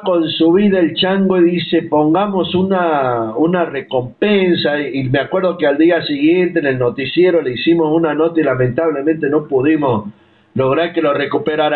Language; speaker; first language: Spanish; native; Spanish